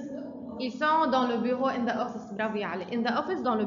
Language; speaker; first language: French; non-native, fluent; Arabic